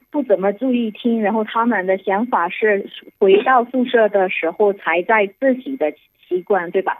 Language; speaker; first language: Chinese; non-native, fluent; Burmese